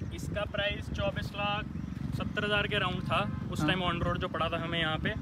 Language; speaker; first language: Hindi; native; Hindi